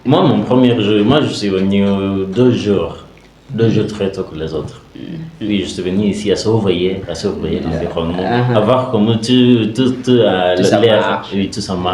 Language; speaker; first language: French; non-native, learner; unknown